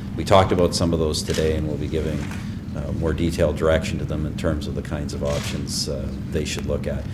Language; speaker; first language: English; native; English